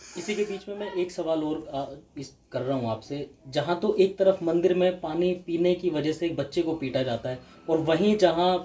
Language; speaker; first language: Hindi; native; Hindi